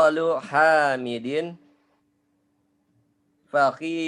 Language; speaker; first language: Arabic; non-native, learner; Indonesian